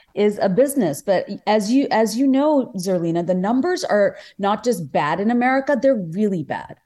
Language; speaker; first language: English; non-native, local second language; Bangla